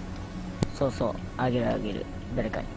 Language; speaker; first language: Japanese; native; Japanese